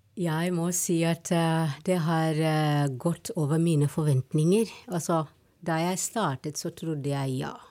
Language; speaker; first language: Norwegian; non-native, fluent; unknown